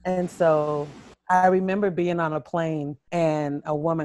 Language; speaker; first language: English; native; English